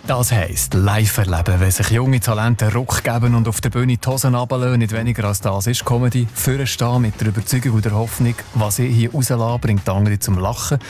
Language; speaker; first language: German; native; German